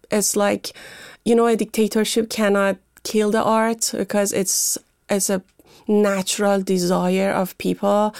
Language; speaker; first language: English; non-native, fluent; Persian